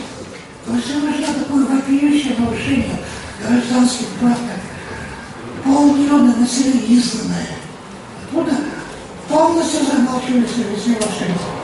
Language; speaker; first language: Russian; non-native, fluent; Georgian